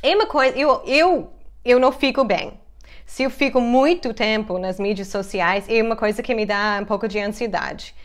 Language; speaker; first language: Portuguese; non-native, fluent; English